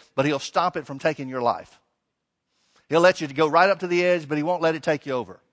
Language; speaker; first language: English; native; English